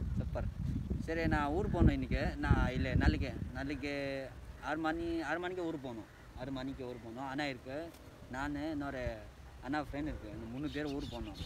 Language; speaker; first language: Tamil; non-native, learner; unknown